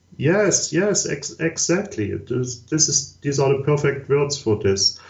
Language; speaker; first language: English; non-native, learner; German